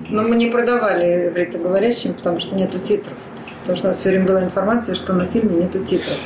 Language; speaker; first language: Russian; native; Russian